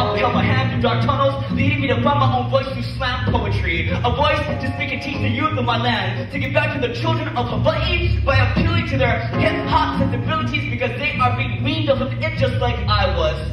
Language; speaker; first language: English; native; English